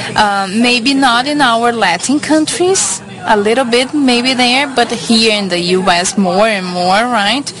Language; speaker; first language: English; non-native, fluent; Portuguese